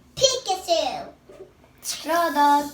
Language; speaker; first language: Swedish; early bilingual, other home language; Thai